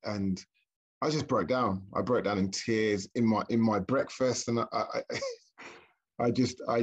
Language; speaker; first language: English; native; English